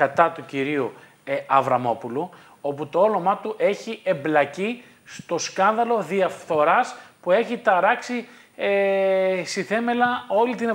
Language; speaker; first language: Greek; native; Greek